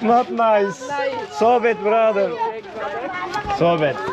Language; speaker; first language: English; non-native, learner; Turkish